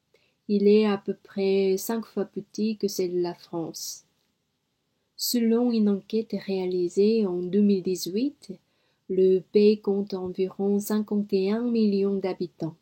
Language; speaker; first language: French; non-native, learner; Korean